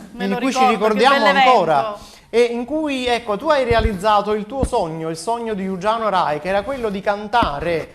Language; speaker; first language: Italian; native; Italian